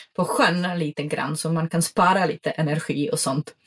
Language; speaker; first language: Swedish; non-native, fluent; Czech